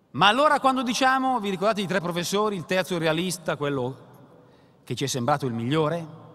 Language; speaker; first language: Italian; native; Italian